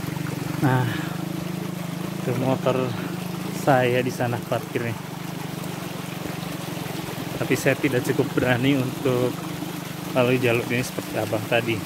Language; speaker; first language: Indonesian; native; Indonesian